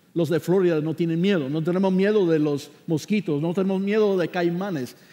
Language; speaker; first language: Spanish; non-native, fluent; English